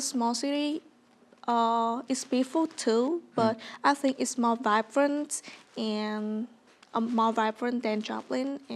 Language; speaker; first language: English; non-native, learner; Vietnamese